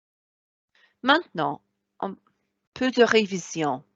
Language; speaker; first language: French; non-native, fluent; Welsh